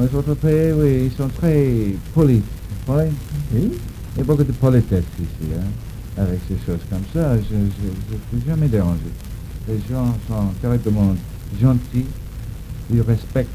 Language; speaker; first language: French; non-native, learner; English